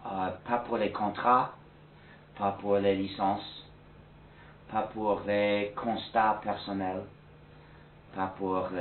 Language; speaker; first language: French; non-native, fluent; English